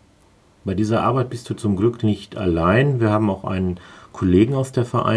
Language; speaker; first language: German; native; German